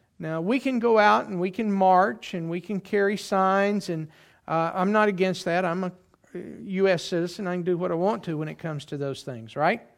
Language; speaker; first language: English; native; English